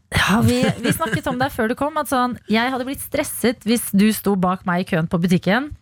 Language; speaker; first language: Norwegian; early bilingual, other home language; Albanian